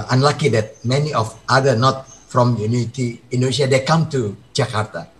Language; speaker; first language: English; non-native, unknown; Indonesian